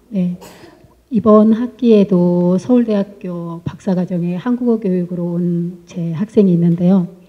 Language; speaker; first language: Korean; native; Korean